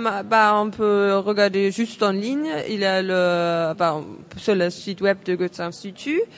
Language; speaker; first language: French; non-native, fluent; German